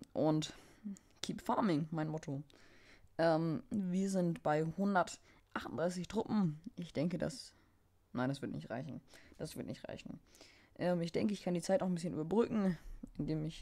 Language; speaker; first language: German; native; German